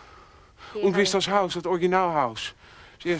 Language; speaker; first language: German; non-native, learner; Dutch